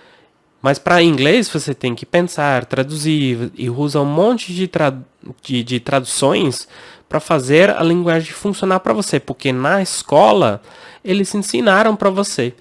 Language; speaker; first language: Portuguese; non-native, fluent; English